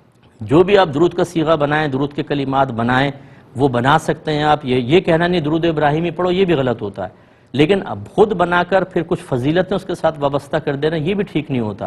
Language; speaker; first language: Urdu; native; Urdu